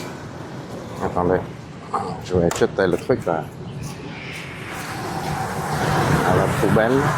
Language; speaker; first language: French; non-native, fluent; Vietnamese